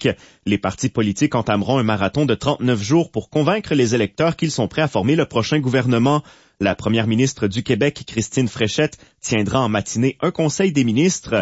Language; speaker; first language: French; native; French